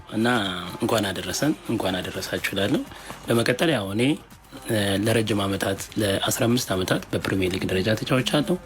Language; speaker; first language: Amharic; native; Amharic